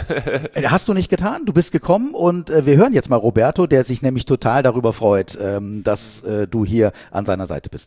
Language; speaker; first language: German; native; German